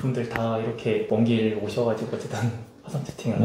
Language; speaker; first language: Korean; native; Korean